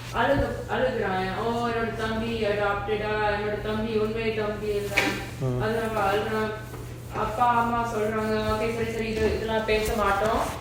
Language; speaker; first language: Tamil; early bilingual, heritage; Tamil